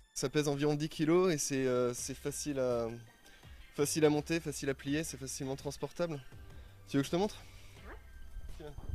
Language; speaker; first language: French; native; French